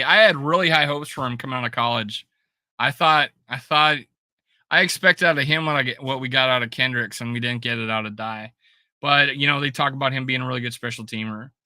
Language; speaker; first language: English; native; English